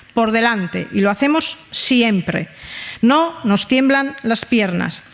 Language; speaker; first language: Spanish; native; Spanish